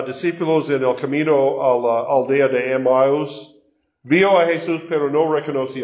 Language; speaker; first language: Spanish; non-native, learner; English